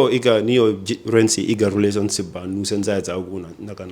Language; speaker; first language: Chinese; non-native, fluent; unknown